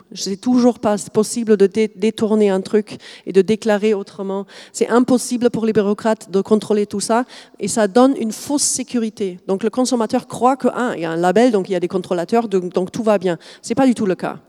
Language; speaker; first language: French; non-native, fluent; German